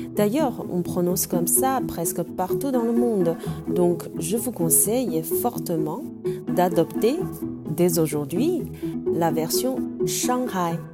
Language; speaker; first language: French; non-native, fluent; Chinese